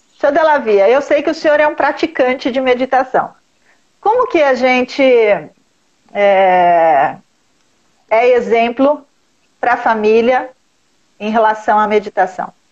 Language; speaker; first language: Portuguese; native; Portuguese